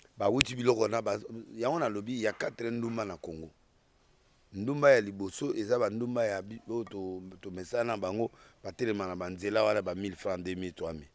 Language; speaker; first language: Lingala; native; Lingala